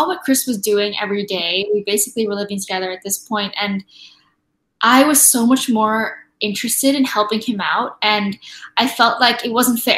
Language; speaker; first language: English; non-native, local second language; Filipino